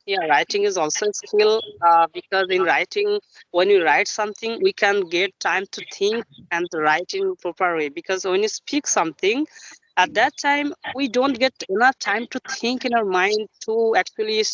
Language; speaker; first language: English; non-native, local second language; Bangla